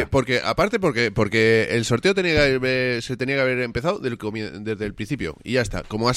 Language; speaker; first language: Spanish; native; Spanish